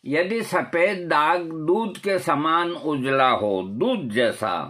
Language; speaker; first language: Hindi; non-native, local second language; Marwari